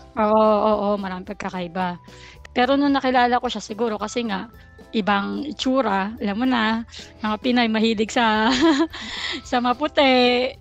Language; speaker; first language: Filipino; native; Filipino